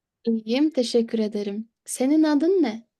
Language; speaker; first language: Turkish; non-native, fluent; Kyrgyz